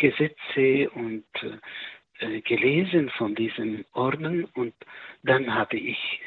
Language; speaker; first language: German; non-native, learner; Arabic